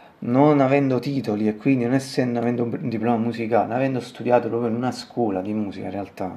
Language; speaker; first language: Italian; native; Italian